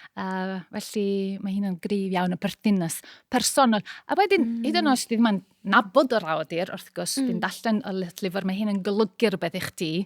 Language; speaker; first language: Welsh; non-native, fluent; Greek